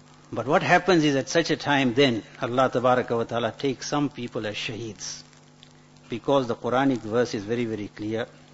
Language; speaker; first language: English; native; English